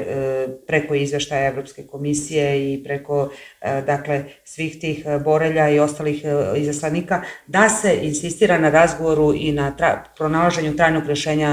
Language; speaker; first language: Serbian; native; Serbian